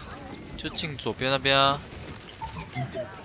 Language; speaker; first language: Chinese; native; Chinese